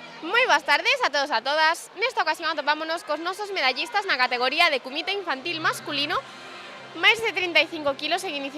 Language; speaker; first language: Galician; native; Galician